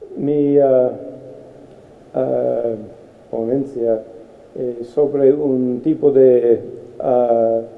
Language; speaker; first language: Spanish; non-native, fluent; English